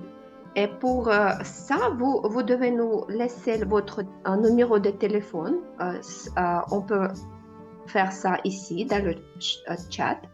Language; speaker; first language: French; non-native, fluent; Russian